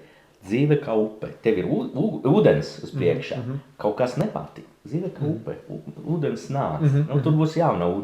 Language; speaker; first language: Latvian; non-native, learner; Italian